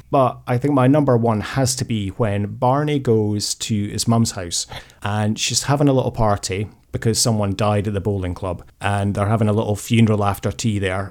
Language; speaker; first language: English; native; English